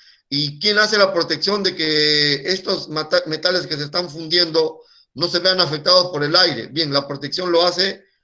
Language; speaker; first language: Spanish; native; Spanish